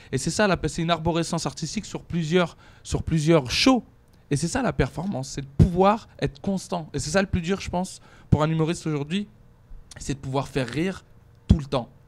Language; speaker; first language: French; native; French